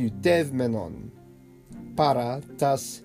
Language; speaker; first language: Greek; non-native, learner; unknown